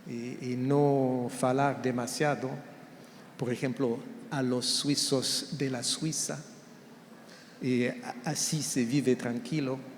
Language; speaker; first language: Spanish; non-native, fluent; French